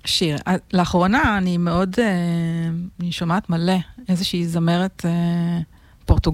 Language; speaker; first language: Hebrew; native; Hebrew